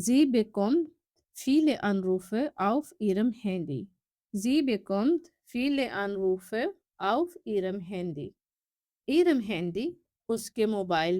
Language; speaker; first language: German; non-native, fluent; Urdu